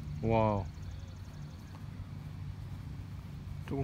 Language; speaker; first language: Korean; native; Korean